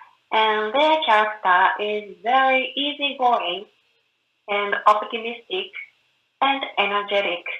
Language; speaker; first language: English; non-native, learner; Japanese